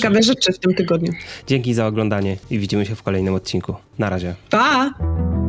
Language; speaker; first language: Polish; native; Polish